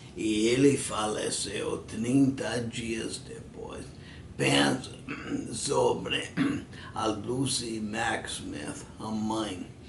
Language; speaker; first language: Portuguese; non-native, fluent; English